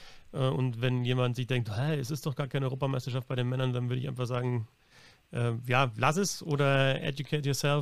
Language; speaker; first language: German; native; German